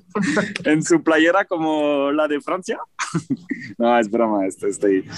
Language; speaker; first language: Spanish; non-native, fluent; French